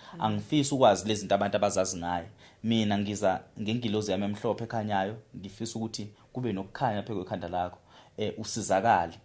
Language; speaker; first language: Zulu; native; Zulu